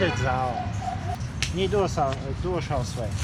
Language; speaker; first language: Chinese; non-native, learner; Polish